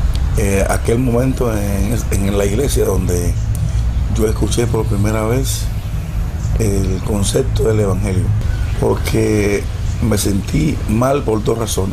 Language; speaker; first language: Spanish; native; Spanish